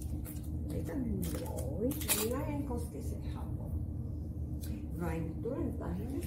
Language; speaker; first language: Finnish; non-native, fluent; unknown